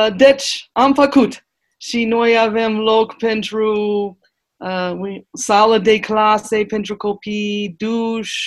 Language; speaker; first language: Romanian; non-native, learner; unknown